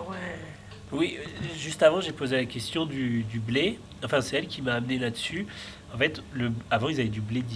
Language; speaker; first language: French; native; French